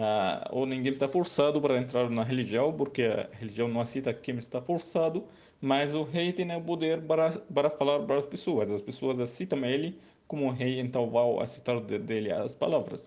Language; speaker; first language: Portuguese; non-native, learner; Arabic